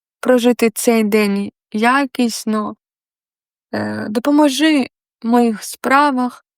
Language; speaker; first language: Ukrainian; non-native, local second language; Russian